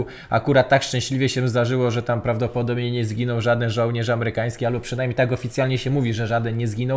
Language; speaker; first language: Polish; native; Polish